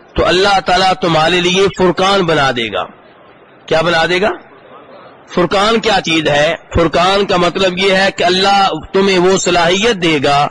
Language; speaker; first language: Urdu; native; Urdu